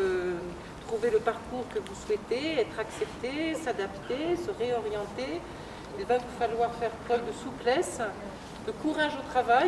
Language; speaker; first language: French; native; French